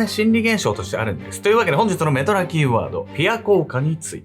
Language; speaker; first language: Japanese; native; Japanese